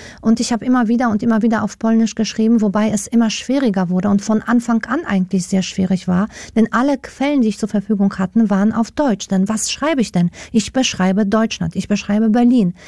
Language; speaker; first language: German; non-native, fluent; Polish